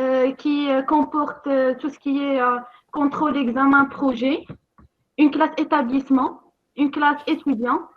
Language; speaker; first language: French; non-native, local second language; Arabic